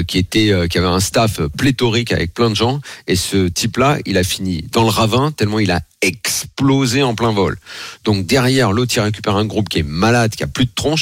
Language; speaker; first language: French; native; French